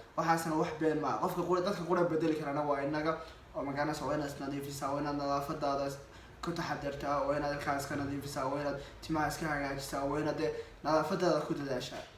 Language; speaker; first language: Somali; early bilingual, heritage; Somali